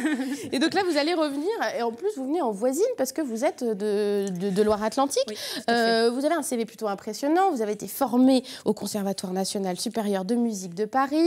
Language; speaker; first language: French; native; French